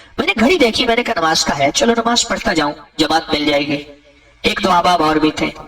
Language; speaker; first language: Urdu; non-native, local second language; Punjabi